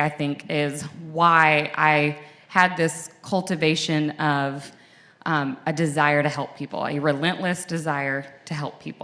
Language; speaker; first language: English; native; English